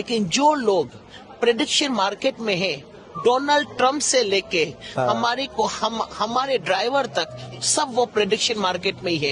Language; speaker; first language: Hindi; native; Hindi